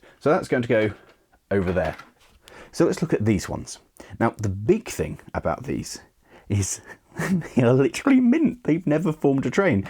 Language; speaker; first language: English; native; English